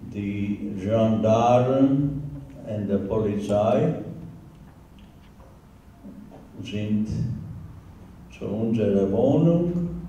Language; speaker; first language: German; non-native, learner; Hungarian